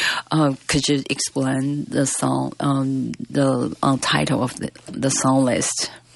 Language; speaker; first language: English; non-native, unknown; Chinese